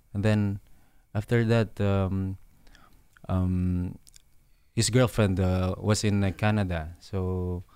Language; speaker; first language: English; non-native, local second language; Hiligaynon